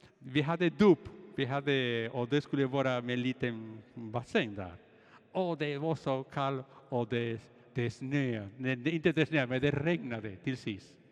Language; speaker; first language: Swedish; non-native, fluent; Spanish